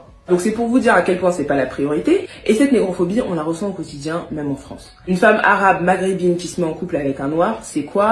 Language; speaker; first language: French; native; French